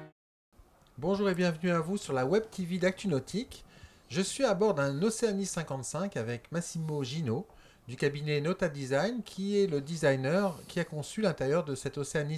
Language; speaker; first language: French; native; French